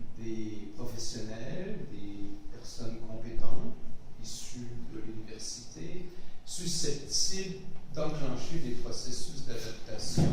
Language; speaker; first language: French; native; French